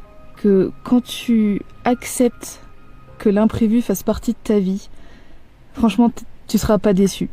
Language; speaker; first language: French; native; French